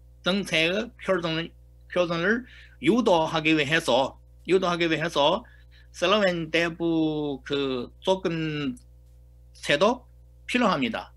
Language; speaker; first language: Korean; non-native, fluent; Chinese